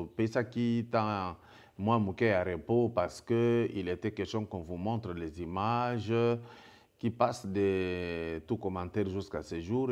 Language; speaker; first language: French; non-native, local second language; Lingala